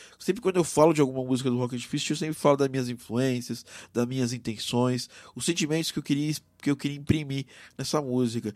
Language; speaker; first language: Portuguese; native; Portuguese